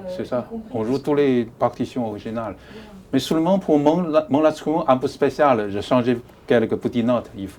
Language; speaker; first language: French; non-native, learner; Chinese